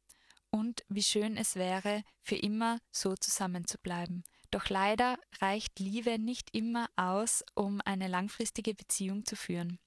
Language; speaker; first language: German; native; German